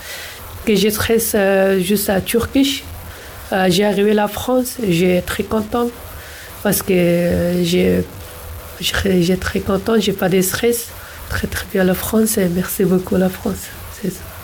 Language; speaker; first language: French; non-native, learner; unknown